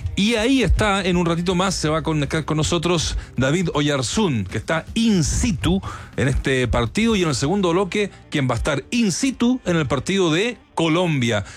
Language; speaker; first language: Spanish; native; Spanish